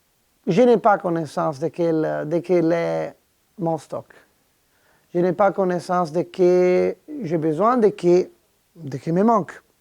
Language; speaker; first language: French; non-native, fluent; Italian